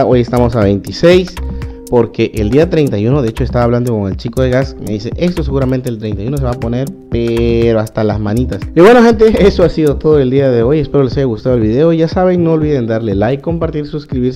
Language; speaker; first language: Spanish; native; Spanish